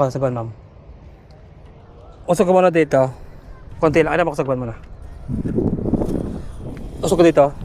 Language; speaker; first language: Filipino; non-native, local second language; Aklanon